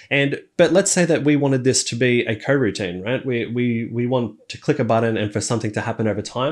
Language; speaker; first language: English; native; English